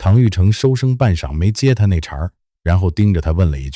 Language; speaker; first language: Chinese; native; Chinese